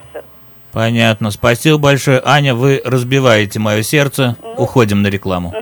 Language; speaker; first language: Russian; native; Russian